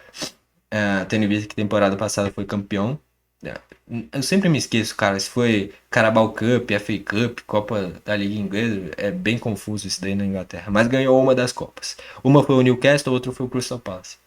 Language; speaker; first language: Portuguese; native; Portuguese